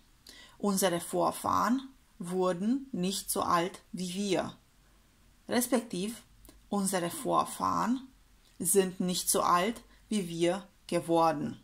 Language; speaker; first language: German; non-native, fluent; Romanian